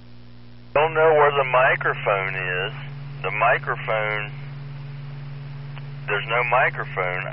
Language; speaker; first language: English; native; English